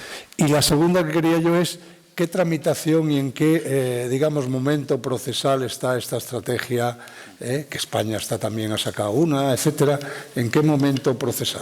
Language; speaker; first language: Spanish; native; Spanish